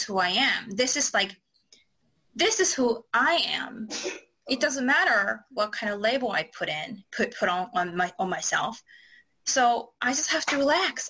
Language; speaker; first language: English; non-native, fluent; Japanese